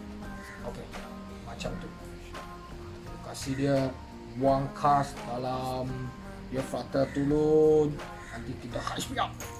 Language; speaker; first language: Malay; non-native, local second language; Chinese